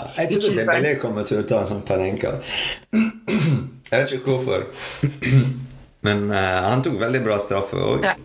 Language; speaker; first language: Norwegian; non-native, fluent; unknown